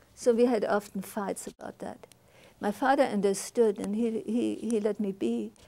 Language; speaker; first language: English; non-native, fluent; German